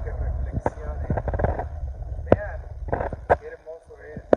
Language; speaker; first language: Spanish; native; Spanish